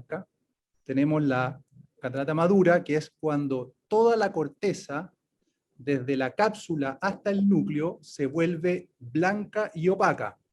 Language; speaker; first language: Spanish; native; Spanish